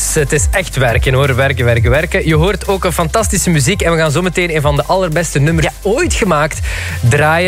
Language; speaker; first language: Dutch; native; Dutch